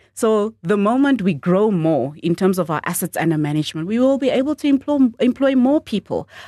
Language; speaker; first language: English; non-native, local second language; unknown